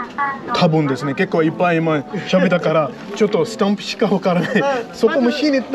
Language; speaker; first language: Japanese; non-native, learner; English